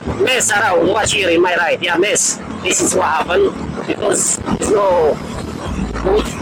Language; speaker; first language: English; non-native, learner; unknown